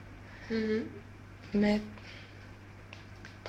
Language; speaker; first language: French; non-native, learner; Swedish